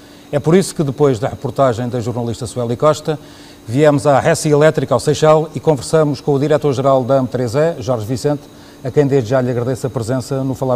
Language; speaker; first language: Portuguese; native; Portuguese